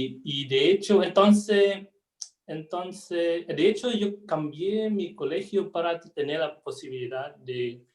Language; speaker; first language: Spanish; non-native, fluent; German